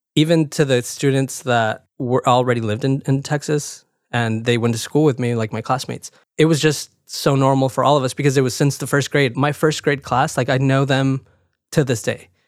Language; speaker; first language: English; early bilingual, other home language; Spanish